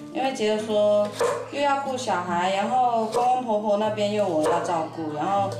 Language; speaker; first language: Chinese; native; Chinese